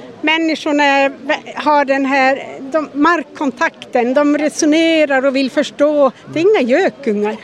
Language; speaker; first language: Swedish; native; Swedish